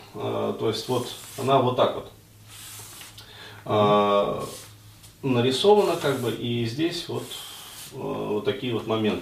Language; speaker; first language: Russian; native; Russian